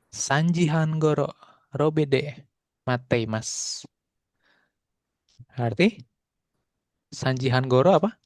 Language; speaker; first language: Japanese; non-native, fluent; Indonesian